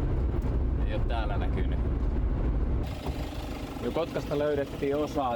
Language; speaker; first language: Finnish; native; Finnish